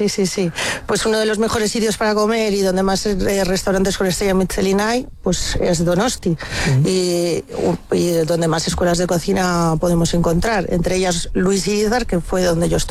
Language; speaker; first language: Spanish; native; Spanish